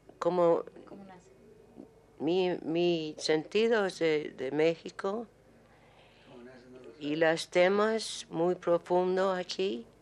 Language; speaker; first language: Spanish; non-native, learner; English